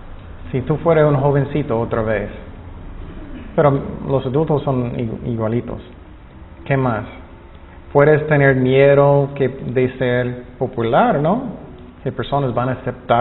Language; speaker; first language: Spanish; non-native, fluent; English